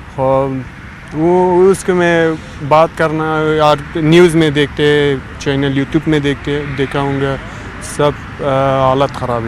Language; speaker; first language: Hindi; non-native, learner; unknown